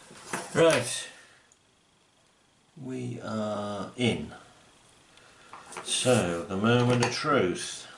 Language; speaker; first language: English; native; English